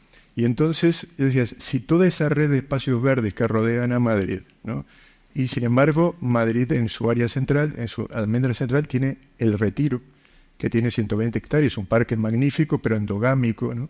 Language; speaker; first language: Spanish; native; Spanish